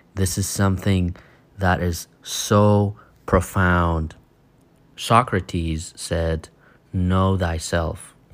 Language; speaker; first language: English; non-native, fluent; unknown